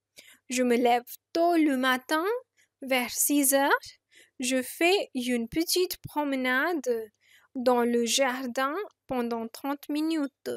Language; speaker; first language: French; non-native, fluent; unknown